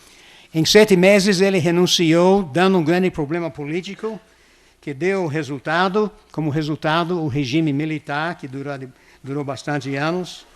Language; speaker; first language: Portuguese; non-native, fluent; English